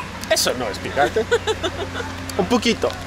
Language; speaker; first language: Spanish; non-native, learner; English